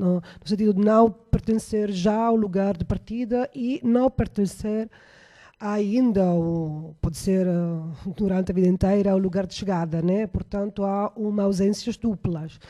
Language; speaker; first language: Portuguese; non-native, fluent; Italian